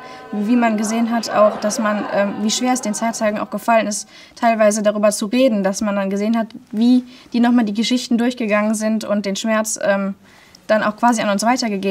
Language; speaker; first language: German; native; German